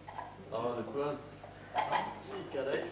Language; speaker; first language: Swedish; native; Swedish